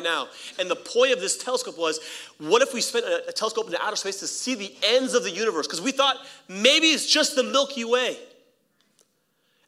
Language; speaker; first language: English; native; English